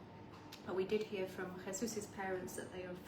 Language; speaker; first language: English; native; English